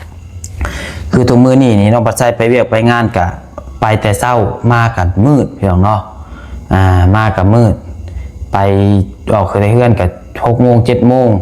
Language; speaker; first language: Thai; non-native, local second language; Lao